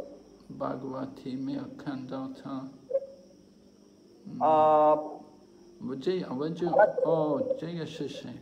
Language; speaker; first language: Chinese; non-native, fluent; English